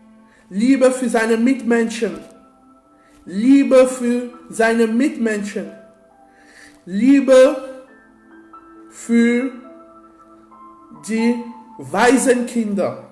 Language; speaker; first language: German; non-native, fluent; French